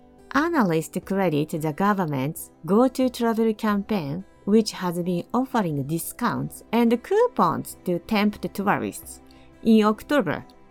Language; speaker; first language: English; non-native, fluent; Japanese